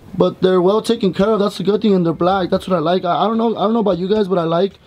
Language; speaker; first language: English; early bilingual, other home language; Spanish